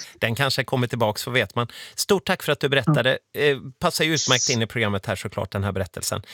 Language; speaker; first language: Swedish; native; Swedish